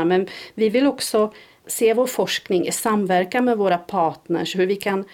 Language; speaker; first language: Swedish; non-native, fluent; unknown